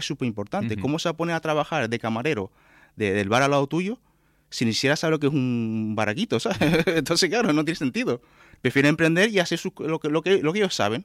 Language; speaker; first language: Spanish; native; Spanish